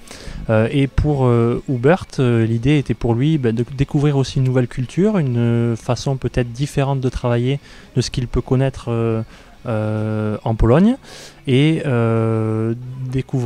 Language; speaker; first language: French; native; French